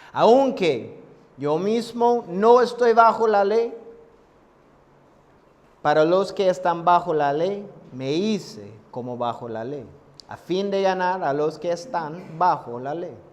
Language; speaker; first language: Spanish; non-native, fluent; English